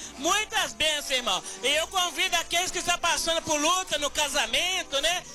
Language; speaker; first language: Portuguese; native; Portuguese